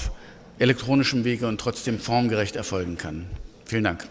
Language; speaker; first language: German; native; German